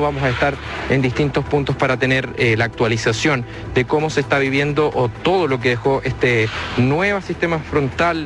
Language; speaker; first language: Spanish; native; Spanish